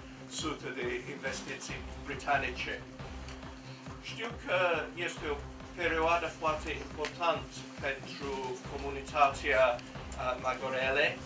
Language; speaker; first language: Romanian; non-native, learner; English